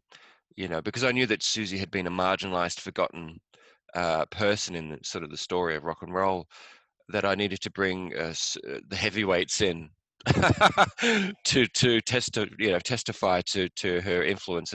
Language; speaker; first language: English; native; English